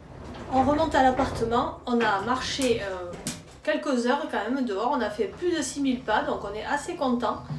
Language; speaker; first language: French; native; French